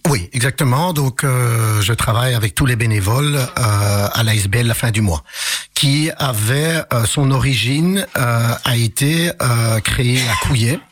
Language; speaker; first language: French; early bilingual, other home language; Arabic